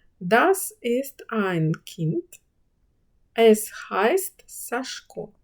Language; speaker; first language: German; non-native, fluent; Ukrainian